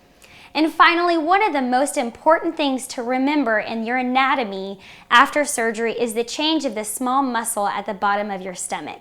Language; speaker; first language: English; native; English